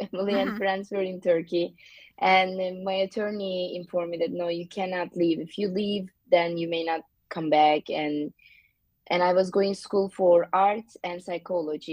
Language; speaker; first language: English; non-native, fluent; Turkish